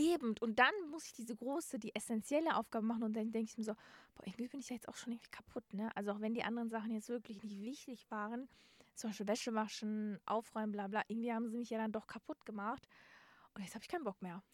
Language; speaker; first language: German; native; German